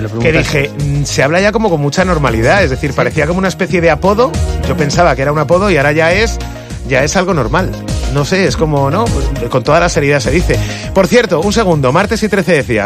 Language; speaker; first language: Spanish; native; Spanish